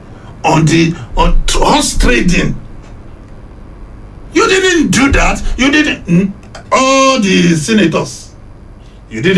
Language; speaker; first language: English; non-native, local second language; Yoruba